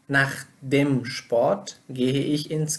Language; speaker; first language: German; non-native, learner; Pashto